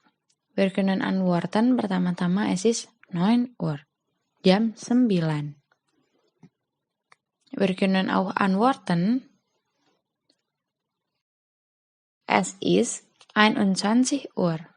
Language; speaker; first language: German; non-native, fluent; Indonesian